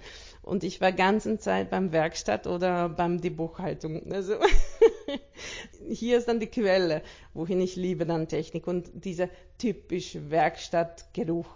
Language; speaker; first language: German; non-native, learner; Hungarian